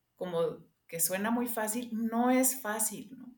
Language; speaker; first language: Spanish; non-native, local second language; English